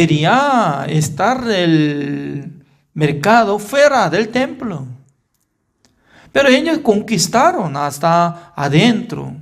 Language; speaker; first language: Spanish; non-native, fluent; Korean